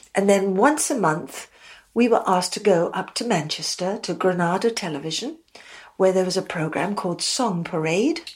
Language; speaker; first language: English; native; English